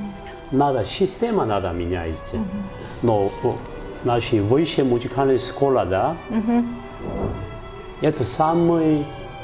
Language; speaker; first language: Russian; non-native, learner; Korean